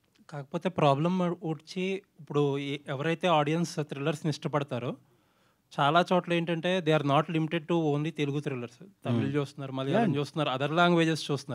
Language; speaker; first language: Telugu; native; Telugu